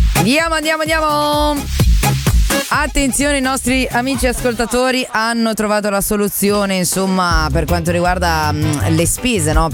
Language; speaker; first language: Italian; native; Italian